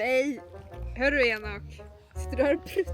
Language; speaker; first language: Swedish; native; Swedish